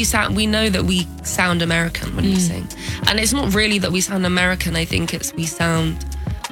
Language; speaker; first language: English; native; English